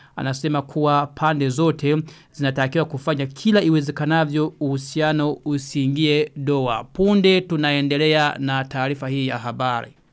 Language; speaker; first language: Swahili; non-native, local second language; Rundi